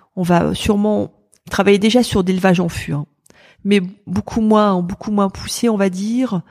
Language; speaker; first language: French; native; French